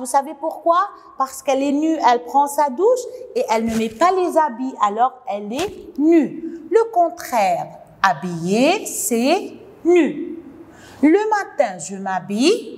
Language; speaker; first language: French; non-native, local second language; Arabic